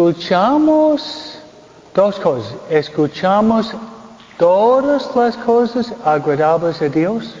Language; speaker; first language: Spanish; non-native, fluent; English